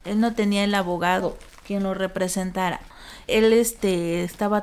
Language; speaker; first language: Spanish; native; Spanish